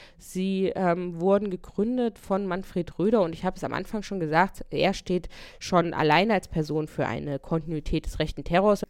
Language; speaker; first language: German; native; German